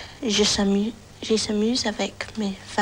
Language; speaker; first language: French; non-native, learner; English